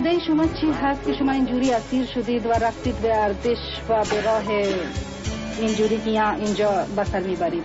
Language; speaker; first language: Persian; non-native, fluent; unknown